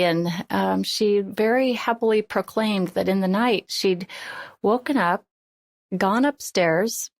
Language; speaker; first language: English; native; English